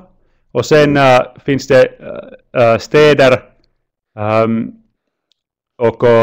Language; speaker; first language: Swedish; non-native, local second language; Finnish